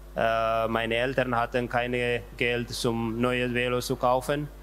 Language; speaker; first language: German; non-native, learner; Tigrinya